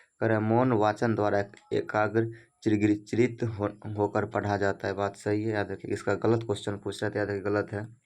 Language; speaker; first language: Hindi; native; Hindi